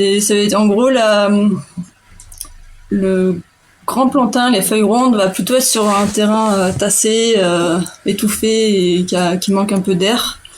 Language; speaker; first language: French; native; French